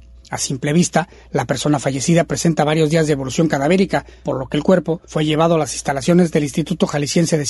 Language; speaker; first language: Spanish; native; Spanish